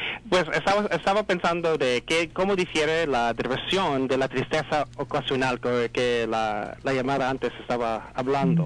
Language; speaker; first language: Spanish; non-native, learner; English